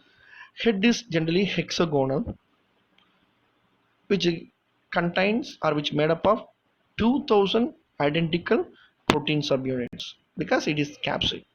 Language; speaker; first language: English; non-native, local second language; Tamil